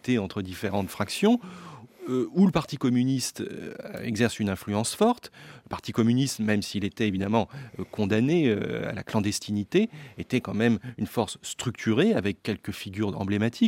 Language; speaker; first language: French; native; French